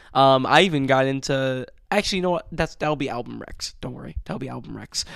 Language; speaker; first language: English; early bilingual, other home language; Spanish